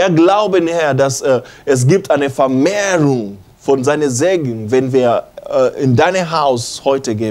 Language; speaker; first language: German; non-native, learner; English